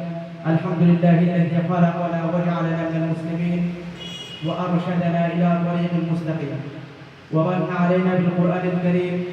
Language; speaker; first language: Arabic; non-native, fluent; Bangla